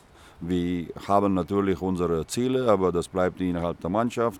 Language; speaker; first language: German; non-native, fluent; Russian